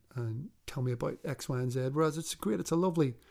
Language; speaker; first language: English; native; English